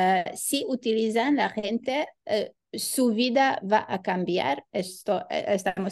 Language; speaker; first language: Spanish; non-native, learner; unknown